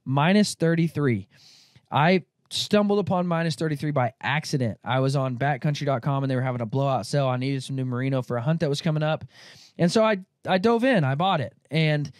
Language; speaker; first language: English; native; English